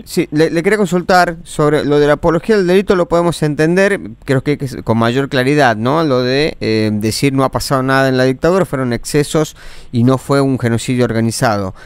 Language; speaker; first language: Spanish; native; Spanish